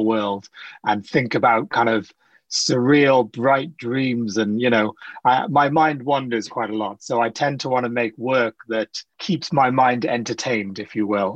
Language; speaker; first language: English; native; English